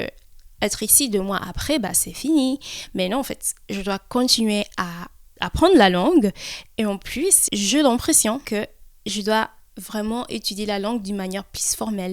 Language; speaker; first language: French; early bilingual, heritage; French